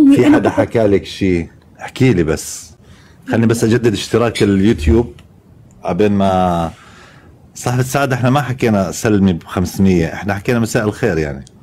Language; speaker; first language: Arabic; native; Arabic